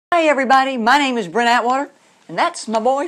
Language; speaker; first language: English; native; English